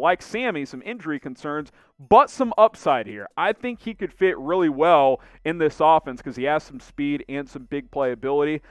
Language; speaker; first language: English; native; English